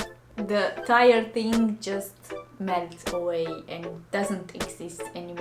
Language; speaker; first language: English; non-native, learner; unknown